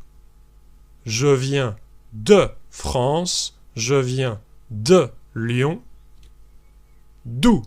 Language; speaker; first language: French; native; French